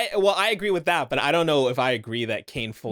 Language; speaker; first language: English; native; English